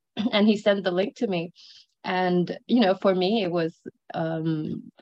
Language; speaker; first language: English; non-native, fluent; Sinhala